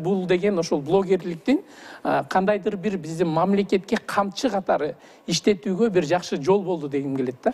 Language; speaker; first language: Kyrgyz; native; Kyrgyz